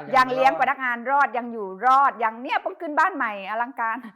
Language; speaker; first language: Thai; native; Thai